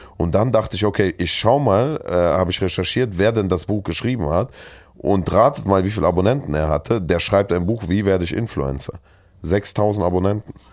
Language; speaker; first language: German; early bilingual, other home language; Russian